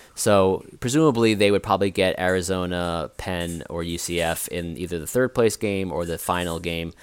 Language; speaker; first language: English; native; English